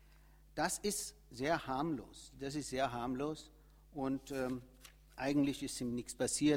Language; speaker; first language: German; non-native, fluent; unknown